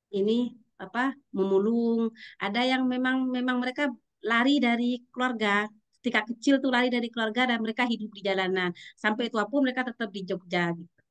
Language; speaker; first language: Indonesian; native; Indonesian